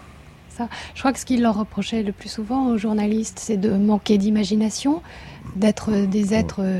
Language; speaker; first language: French; native; French